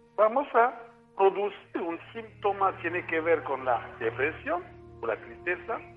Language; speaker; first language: Spanish; non-native, fluent; French